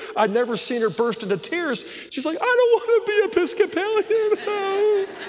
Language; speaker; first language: English; native; English